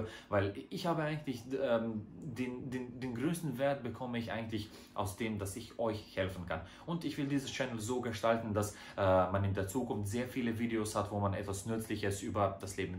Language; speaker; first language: German; non-native, fluent; Croatian